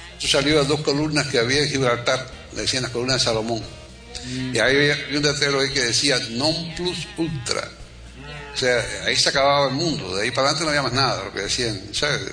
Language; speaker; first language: Spanish; native; Spanish